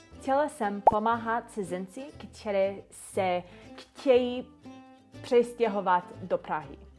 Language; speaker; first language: Czech; non-native, learner; English